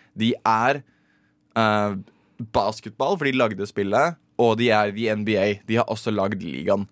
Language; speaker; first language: Norwegian; native; Norwegian